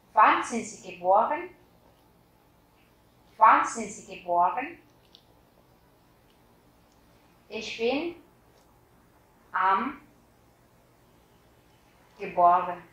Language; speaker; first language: German; non-native, fluent; Vietnamese